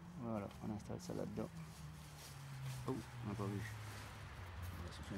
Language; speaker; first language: French; native; French